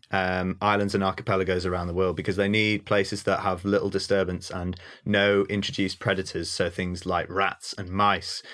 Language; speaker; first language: English; native; English